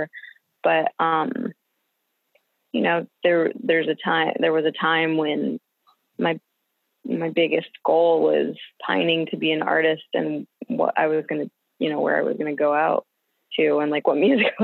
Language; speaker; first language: English; native; English